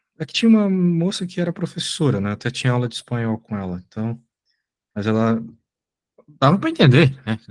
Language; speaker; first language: Portuguese; native; Portuguese